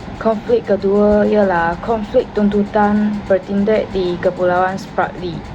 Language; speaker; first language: Malay; non-native, local second language; Chinese